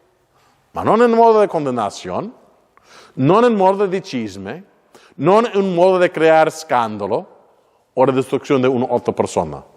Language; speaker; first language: Spanish; non-native, learner; English